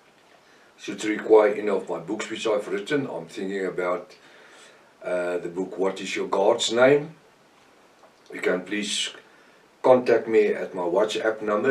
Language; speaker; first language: English; non-native, local second language; Afrikaans